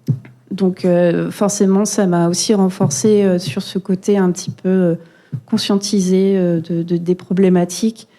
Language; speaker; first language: French; native; French